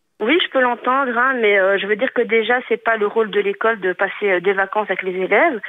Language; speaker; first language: French; native; French